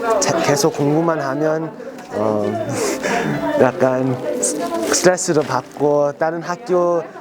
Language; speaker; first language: Korean; early bilingual, heritage; Korean